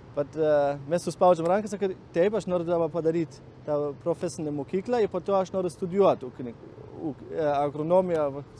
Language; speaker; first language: Lithuanian; non-native, learner; German